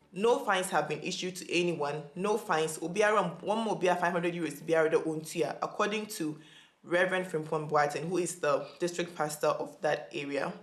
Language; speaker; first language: English; non-native, local second language; Akan